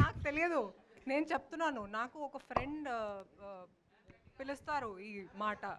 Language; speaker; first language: Telugu; non-native, local second language; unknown